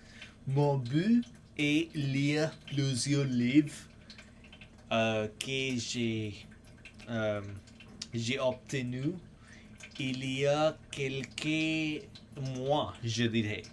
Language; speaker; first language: French; non-native, fluent; English